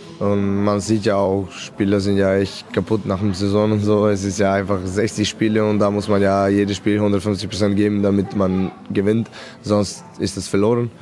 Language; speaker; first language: German; non-native, fluent; Serbian